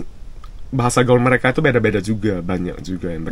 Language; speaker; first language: Indonesian; native; Indonesian